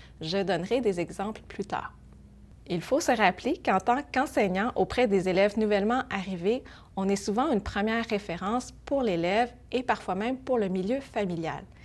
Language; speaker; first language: French; early bilingual, other home language; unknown